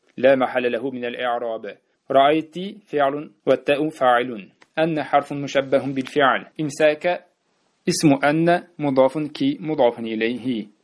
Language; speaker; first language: Arabic; non-native, fluent; Uzbek